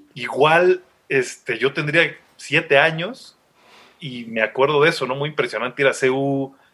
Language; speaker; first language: Spanish; native; Spanish